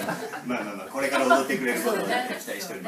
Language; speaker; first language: Japanese; native; Japanese